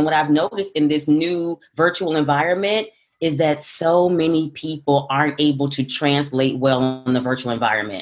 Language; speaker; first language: English; native; English